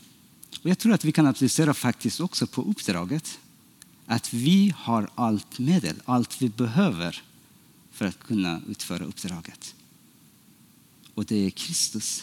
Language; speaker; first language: Swedish; non-native, fluent; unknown